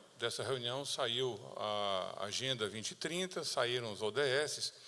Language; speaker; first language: Portuguese; native; Portuguese